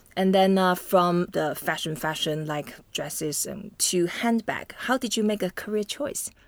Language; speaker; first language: English; non-native, fluent; Chinese